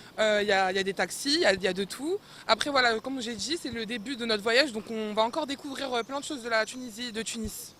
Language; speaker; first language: French; native; French